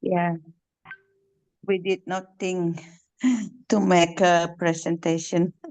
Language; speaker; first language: English; non-native, learner; Indonesian